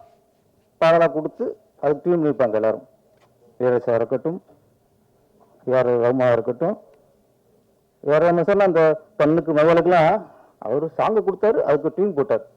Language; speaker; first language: Tamil; native; Tamil